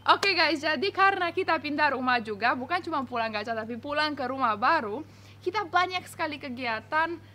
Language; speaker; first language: Indonesian; non-native, fluent; Romanian